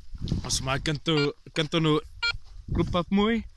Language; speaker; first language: Welsh; non-native, learner; English